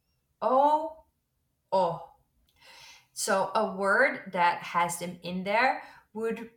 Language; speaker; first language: English; non-native, fluent; Dutch